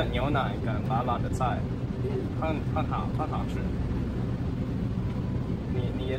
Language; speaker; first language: Chinese; non-native, learner; English